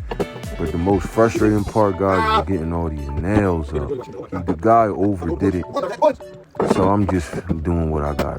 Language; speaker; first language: English; native; English